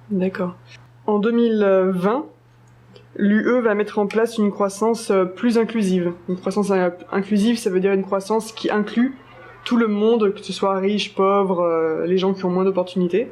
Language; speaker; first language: French; native; French